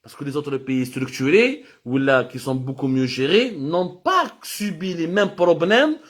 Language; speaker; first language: French; non-native, local second language; Arabic